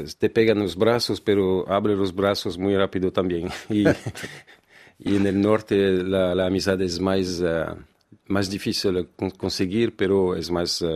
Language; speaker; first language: Spanish; non-native, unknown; French